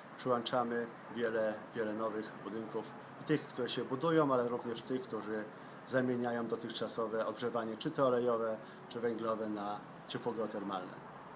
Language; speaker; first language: Polish; native; Polish